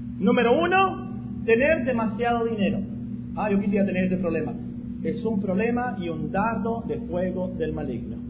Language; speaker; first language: Spanish; non-native, fluent; English